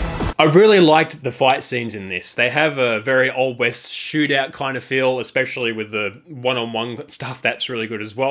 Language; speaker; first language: English; native; English